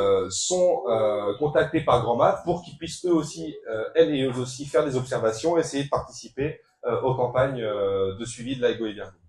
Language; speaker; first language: French; native; French